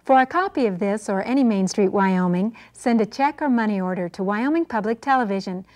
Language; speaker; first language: English; native; English